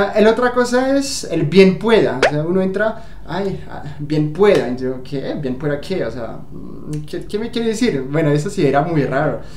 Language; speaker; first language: Spanish; non-native, fluent; French